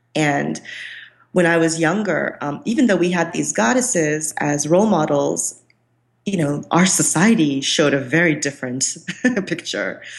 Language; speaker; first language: English; non-native, local second language; Bangla